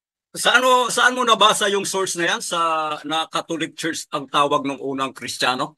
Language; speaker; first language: Filipino; native; Filipino